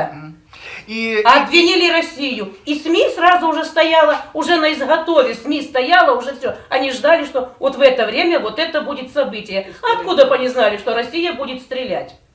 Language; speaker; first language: Russian; native; Russian